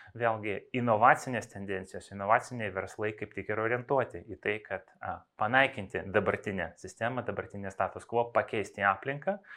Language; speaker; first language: Lithuanian; non-native, local second language; Russian